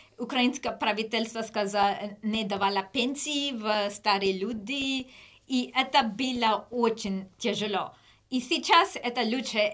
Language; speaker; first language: Russian; non-native, learner; English